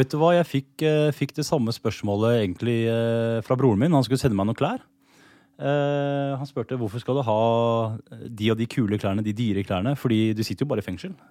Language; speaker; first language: Norwegian; native; Norwegian